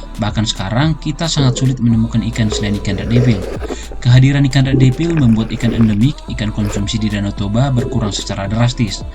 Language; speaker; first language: Indonesian; native; Indonesian